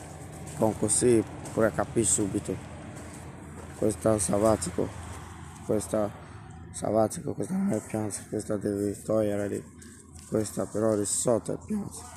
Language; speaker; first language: Italian; non-native, learner; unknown